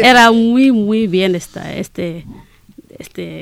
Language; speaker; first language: Spanish; non-native, learner; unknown